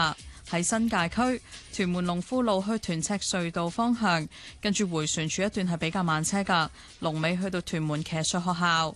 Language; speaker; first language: Cantonese; native; Cantonese